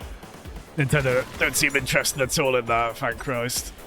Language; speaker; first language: English; native; English